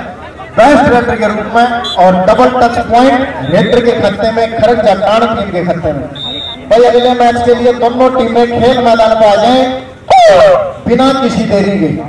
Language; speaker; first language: Hindi; native; Hindi